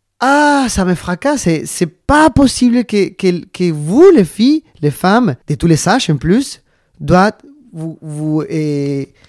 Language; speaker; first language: French; non-native, fluent; Spanish